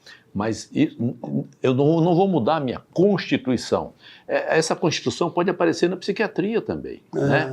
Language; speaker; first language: Portuguese; native; Portuguese